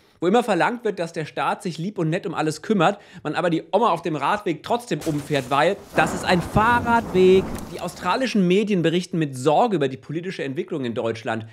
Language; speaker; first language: German; native; German